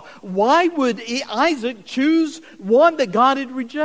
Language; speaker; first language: English; native; English